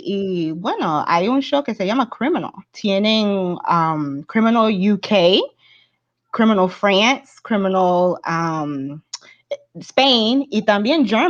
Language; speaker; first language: Spanish; non-native, fluent; English